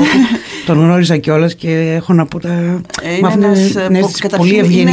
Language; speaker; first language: Greek; native; Greek